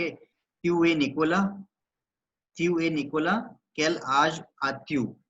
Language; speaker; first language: French; non-native, learner; Hindi